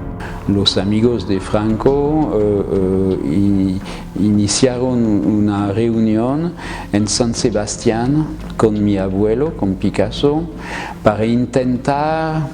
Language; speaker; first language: Spanish; non-native, fluent; French